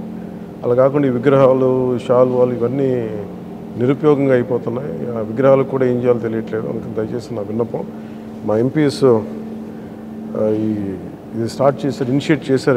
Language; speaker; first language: Telugu; native; Telugu